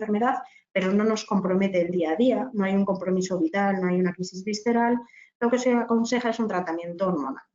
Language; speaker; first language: Spanish; native; Spanish